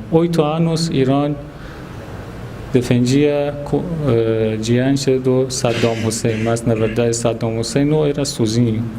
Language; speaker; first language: Portuguese; non-native, fluent; Persian